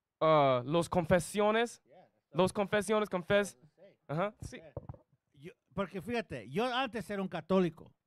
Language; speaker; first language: Spanish; non-native, learner; English